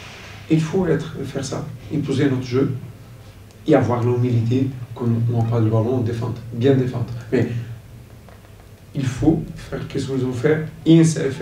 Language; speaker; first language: French; non-native, fluent; Portuguese